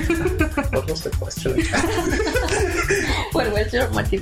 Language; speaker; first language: English; non-native, fluent; Spanish